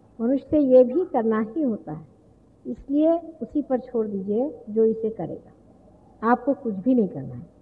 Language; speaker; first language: Hindi; non-native, local second language; Marathi